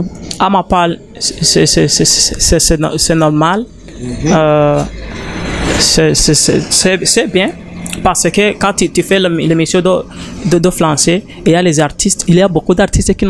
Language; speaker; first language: French; non-native, learner; Rundi